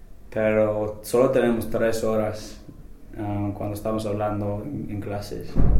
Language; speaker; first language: Spanish; non-native, fluent; English